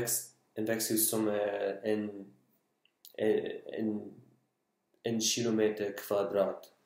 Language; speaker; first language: Swedish; non-native, learner; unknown